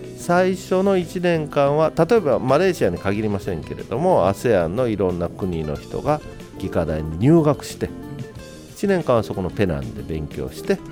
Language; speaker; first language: Japanese; native; Japanese